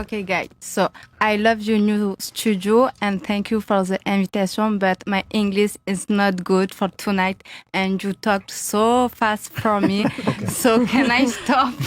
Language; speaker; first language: English; non-native, learner; French